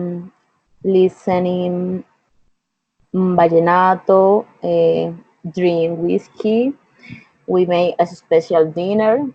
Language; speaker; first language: English; non-native, learner; Spanish